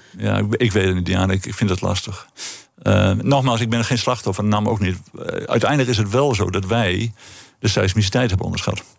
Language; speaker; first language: Dutch; native; Dutch